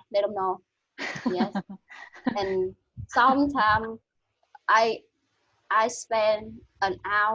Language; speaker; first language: English; non-native, learner; Vietnamese